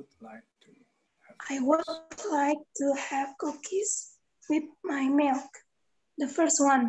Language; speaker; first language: English; non-native, learner; Indonesian